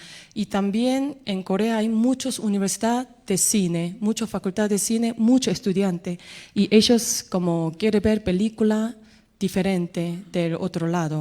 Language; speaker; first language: Spanish; non-native, fluent; Korean